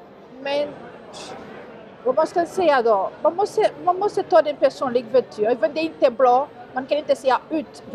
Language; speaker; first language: Swedish; non-native, learner; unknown